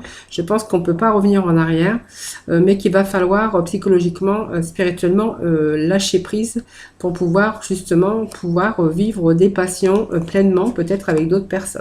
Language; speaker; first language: French; native; French